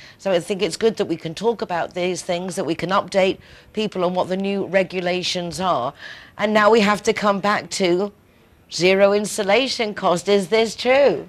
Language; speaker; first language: English; native; English